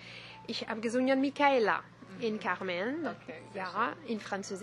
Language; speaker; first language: German; non-native, learner; French